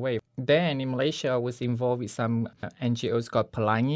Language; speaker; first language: English; non-native, local second language; Malay